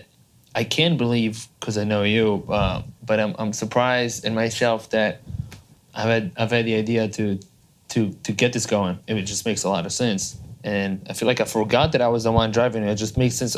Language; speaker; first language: English; non-native, fluent; Hebrew